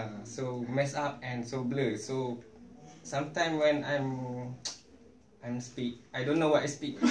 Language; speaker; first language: English; non-native, learner; Malay